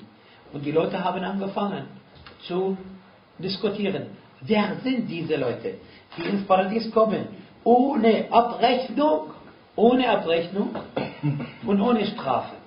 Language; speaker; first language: German; non-native, fluent; Arabic